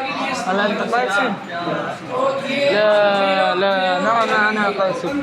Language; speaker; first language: Arabic; non-native, learner; Urdu